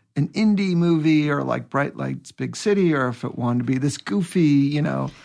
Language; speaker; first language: English; native; English